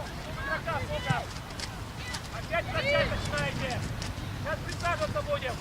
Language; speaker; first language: Russian; native; Russian